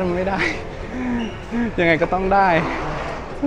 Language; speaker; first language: Thai; non-native, fluent; Indonesian